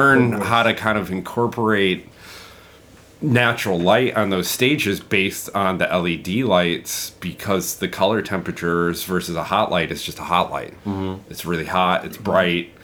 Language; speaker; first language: English; native; English